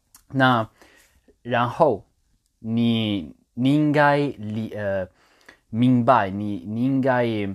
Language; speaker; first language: Chinese; non-native, learner; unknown